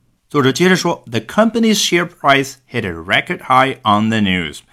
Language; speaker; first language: English; non-native, fluent; Chinese